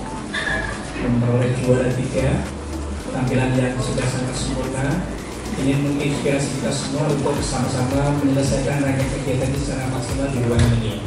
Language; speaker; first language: Indonesian; native; Indonesian